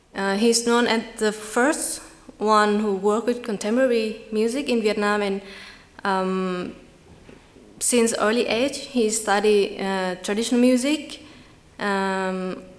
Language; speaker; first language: English; non-native, fluent; Vietnamese